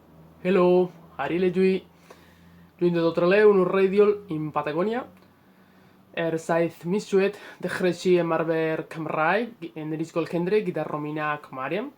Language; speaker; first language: Welsh; non-native, learner; Spanish